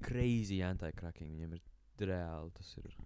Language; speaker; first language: Latvian; native; Latvian